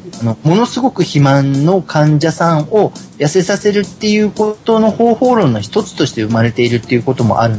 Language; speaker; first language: Japanese; native; Japanese